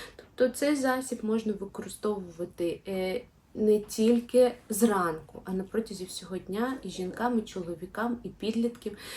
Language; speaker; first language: Ukrainian; non-native, local second language; Russian